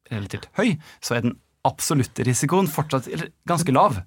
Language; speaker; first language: Norwegian; native; Norwegian